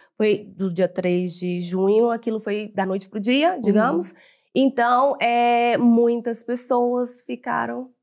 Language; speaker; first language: Portuguese; native; Portuguese